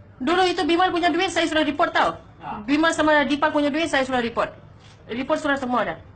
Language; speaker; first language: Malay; non-native, learner; Nepali